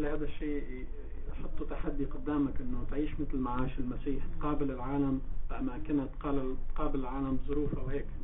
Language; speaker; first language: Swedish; non-native, learner; Arabic